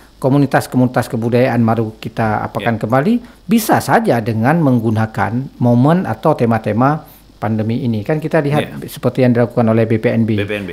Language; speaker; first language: Indonesian; non-native, local second language; Achinese